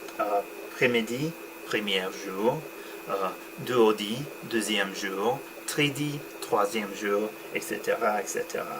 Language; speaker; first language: French; non-native, learner; English